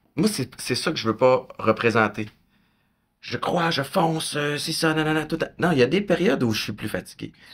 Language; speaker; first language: French; native; French